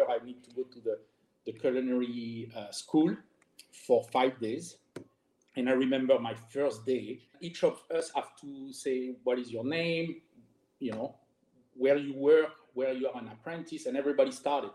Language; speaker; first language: English; non-native, fluent; French